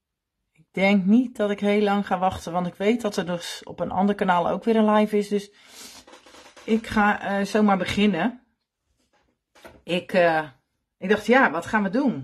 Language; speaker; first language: Dutch; native; Dutch